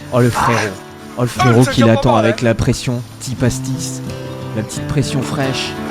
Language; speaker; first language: French; native; French